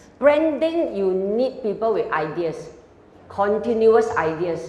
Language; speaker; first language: English; non-native, local second language; Cantonese